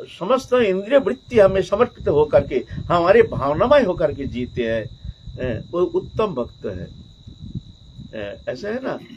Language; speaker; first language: Hindi; non-native, local second language; Bangla